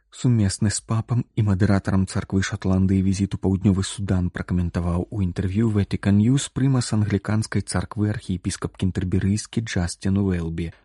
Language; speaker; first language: Belarusian; native; Belarusian